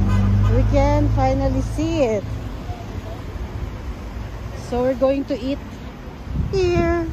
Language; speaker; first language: English; non-native, local second language; Filipino